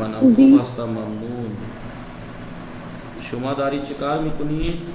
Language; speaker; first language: Persian; non-native, fluent; Urdu